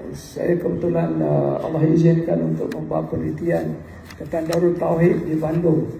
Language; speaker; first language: Malay; native; Malay